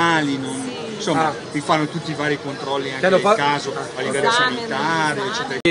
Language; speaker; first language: Italian; native; Italian